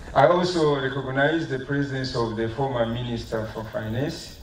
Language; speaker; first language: English; non-native, local second language; Swahili